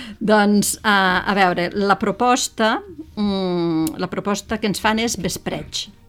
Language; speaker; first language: Catalan; native; Catalan